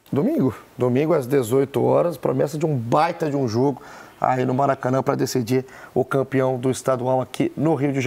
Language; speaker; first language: Portuguese; native; Portuguese